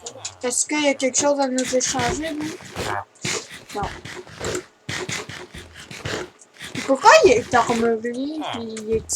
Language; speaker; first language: French; native; French